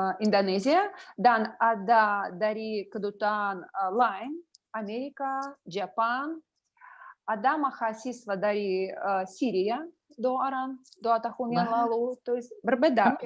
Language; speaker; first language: Indonesian; non-native, learner; Russian